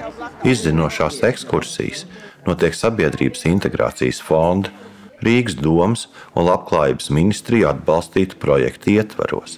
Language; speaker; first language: Latvian; native; Latvian